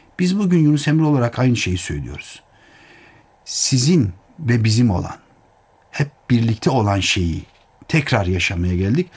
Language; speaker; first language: Turkish; native; Turkish